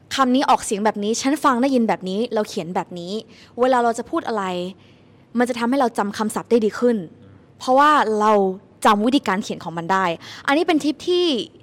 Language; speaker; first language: Thai; native; Thai